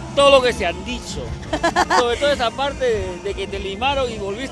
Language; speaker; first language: Spanish; native; Spanish